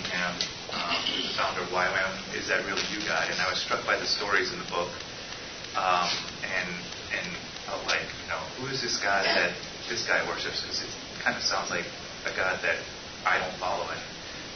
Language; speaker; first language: English; native; English